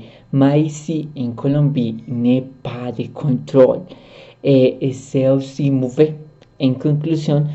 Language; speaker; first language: French; non-native, learner; Spanish